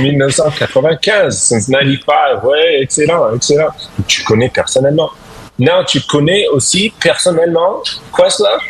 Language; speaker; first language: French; non-native, fluent; English